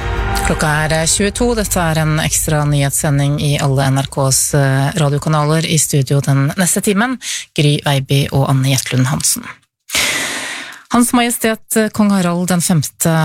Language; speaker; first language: Norwegian; native; Norwegian